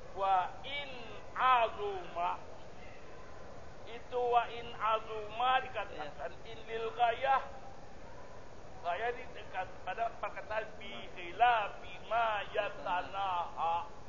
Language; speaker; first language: Indonesian; non-native, local second language; Banjar